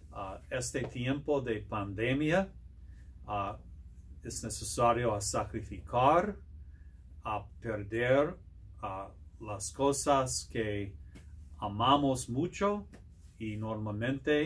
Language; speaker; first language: Spanish; non-native, learner; English